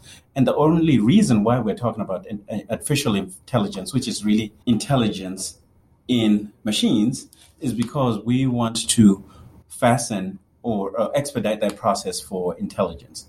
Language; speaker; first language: English; non-native, local second language; Shona